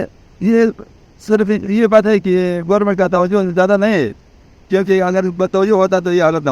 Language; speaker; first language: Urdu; non-native, local second language; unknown